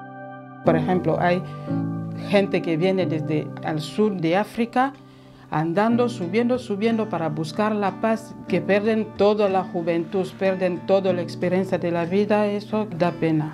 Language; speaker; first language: Spanish; non-native, fluent; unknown